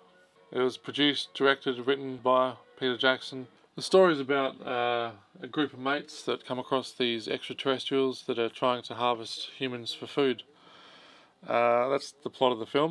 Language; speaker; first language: English; native; English